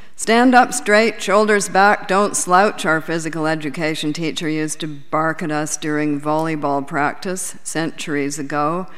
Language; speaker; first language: English; native; English